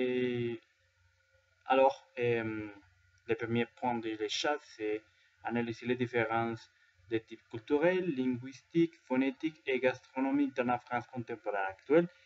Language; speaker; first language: French; non-native, learner; Spanish